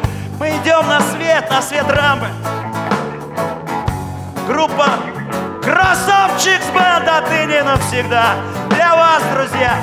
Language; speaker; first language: Russian; native; Russian